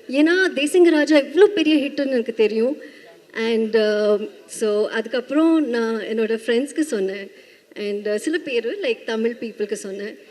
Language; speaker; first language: Tamil; non-native, fluent; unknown